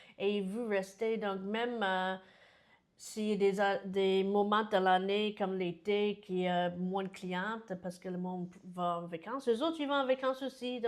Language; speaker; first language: French; non-native, fluent; English